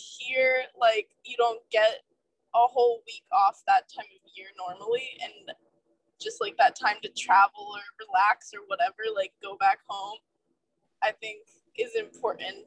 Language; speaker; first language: English; native; English